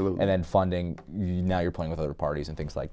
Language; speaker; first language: English; native; English